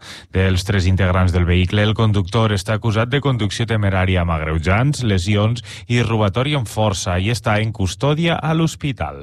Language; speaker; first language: Catalan; native; Catalan